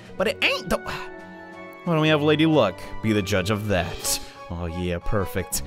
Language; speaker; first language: English; native; English